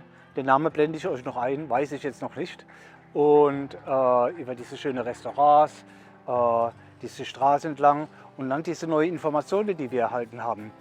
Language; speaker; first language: German; native; German